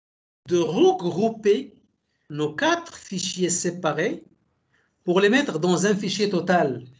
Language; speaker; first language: French; native; French